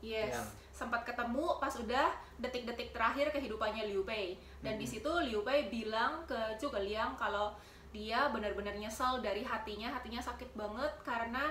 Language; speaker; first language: Indonesian; native; Indonesian